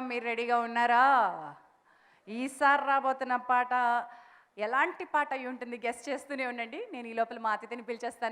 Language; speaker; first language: Telugu; native; Telugu